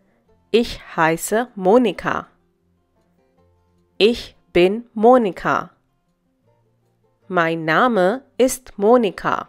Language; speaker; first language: German; non-native, fluent; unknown